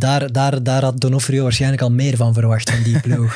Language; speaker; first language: Dutch; native; Dutch